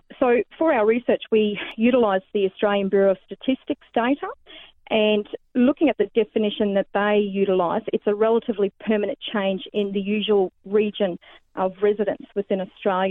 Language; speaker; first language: English; native; English